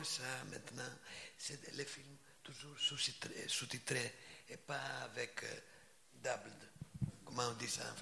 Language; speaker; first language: French; non-native, fluent; Greek